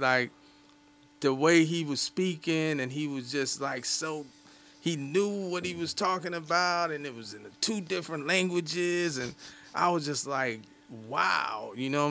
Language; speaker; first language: English; native; English